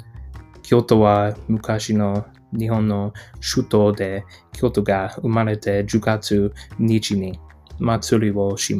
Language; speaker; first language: Japanese; non-native, learner; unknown